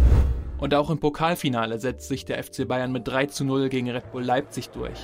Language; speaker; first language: German; native; German